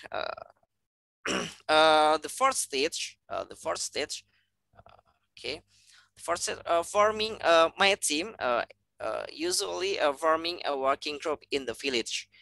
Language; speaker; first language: English; non-native, fluent; Indonesian